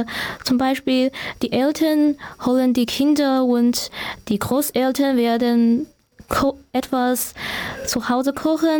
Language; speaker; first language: German; non-native, learner; Chinese